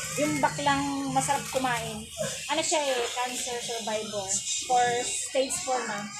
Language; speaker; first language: Filipino; non-native, local second language; Cebuano